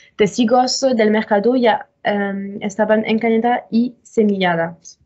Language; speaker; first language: Spanish; non-native, fluent; French